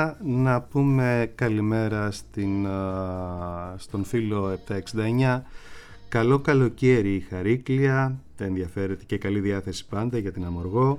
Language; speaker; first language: Greek; native; Greek